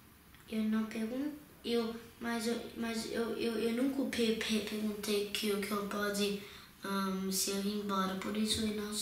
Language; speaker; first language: Portuguese; early bilingual, heritage; Portuguese